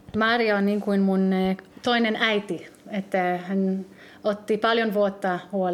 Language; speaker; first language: Finnish; early bilingual, heritage; Hebrew